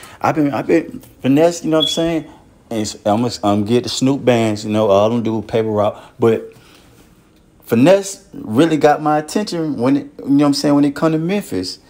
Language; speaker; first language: English; native; English